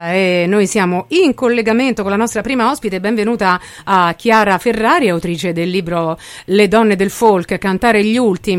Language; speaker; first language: Italian; native; Italian